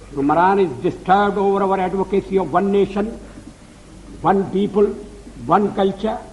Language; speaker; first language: English; non-native, local second language; Hindi